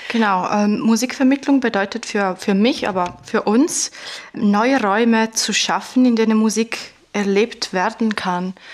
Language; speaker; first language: German; non-native, fluent; Italian